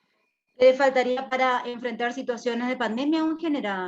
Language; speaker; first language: Spanish; native; Spanish